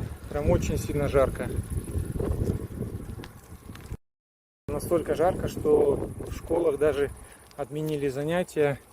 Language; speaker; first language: Russian; native; Russian